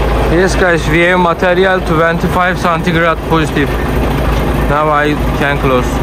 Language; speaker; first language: English; non-native, learner; Turkish